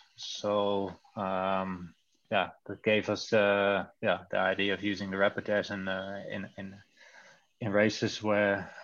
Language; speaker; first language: English; non-native, fluent; Dutch